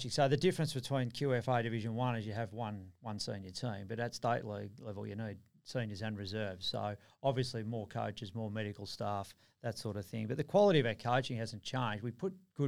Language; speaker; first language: English; native; English